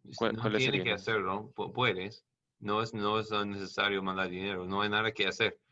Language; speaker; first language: Spanish; non-native, learner; English